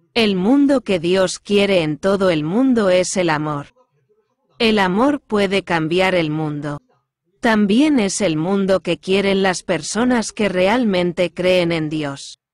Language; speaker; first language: Spanish; non-native, fluent; Korean